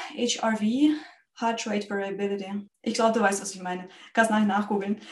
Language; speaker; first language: German; non-native, fluent; Russian